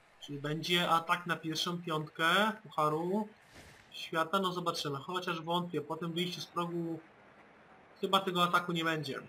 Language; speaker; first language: Polish; native; Polish